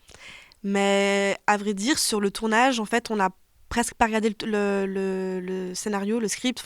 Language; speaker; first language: French; native; French